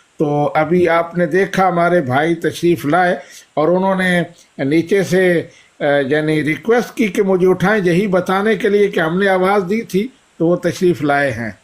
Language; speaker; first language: Urdu; non-native, local second language; Punjabi